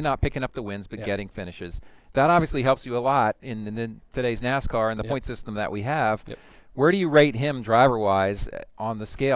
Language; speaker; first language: English; native; English